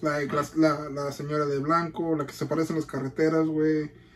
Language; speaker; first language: Spanish; early bilingual, other home language; English